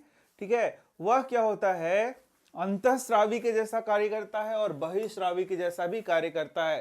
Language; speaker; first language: Hindi; native; Hindi